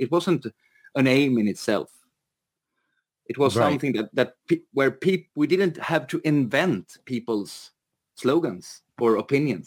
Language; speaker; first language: English; non-native, fluent; Swedish